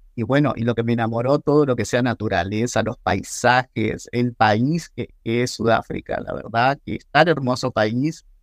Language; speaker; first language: Spanish; native; Spanish